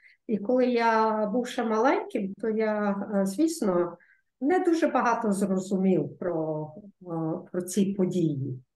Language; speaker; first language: Ukrainian; early bilingual, heritage; Ukrainian